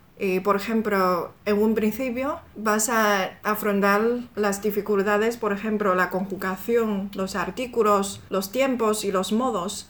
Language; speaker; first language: Spanish; non-native, fluent; Chinese